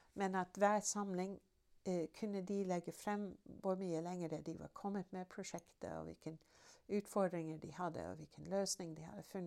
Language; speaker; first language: Norwegian; non-native, fluent; English